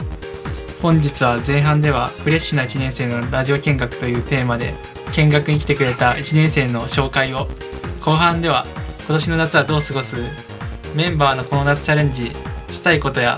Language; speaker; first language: Japanese; native; Japanese